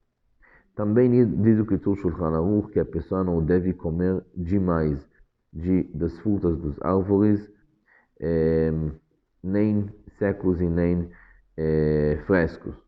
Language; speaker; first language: Portuguese; non-native, fluent; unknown